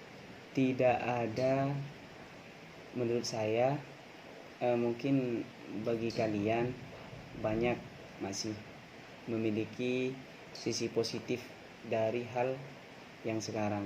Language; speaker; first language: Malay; non-native, local second language; Madurese